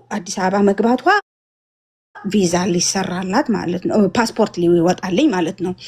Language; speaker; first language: Amharic; non-native, fluent; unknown